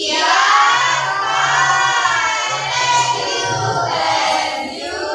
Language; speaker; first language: English; non-native, learner; Indonesian